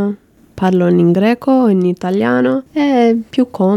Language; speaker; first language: Italian; non-native, learner; English